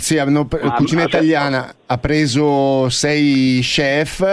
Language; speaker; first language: Italian; native; Italian